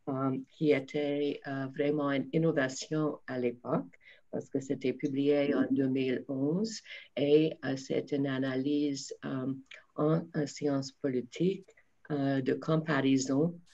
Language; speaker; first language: French; non-native, fluent; English